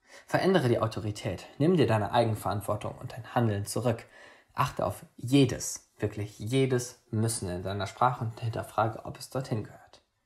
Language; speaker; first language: German; native; German